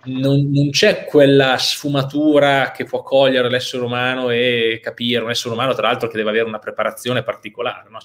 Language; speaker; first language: Italian; native; Italian